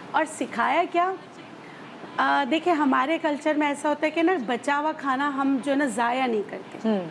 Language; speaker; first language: Urdu; native; Urdu